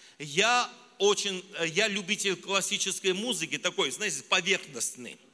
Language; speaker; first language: Russian; non-native, local second language; Armenian